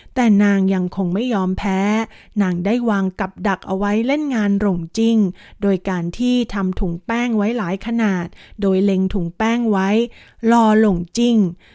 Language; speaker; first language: Thai; native; Thai